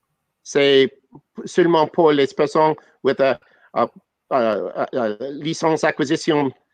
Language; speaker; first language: French; non-native, local second language; English